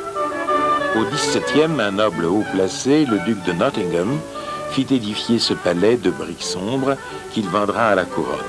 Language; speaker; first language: French; early bilingual, other home language; Russian